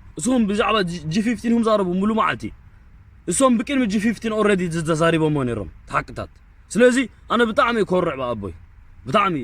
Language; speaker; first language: Tigrinya; early bilingual, heritage; Tigrinya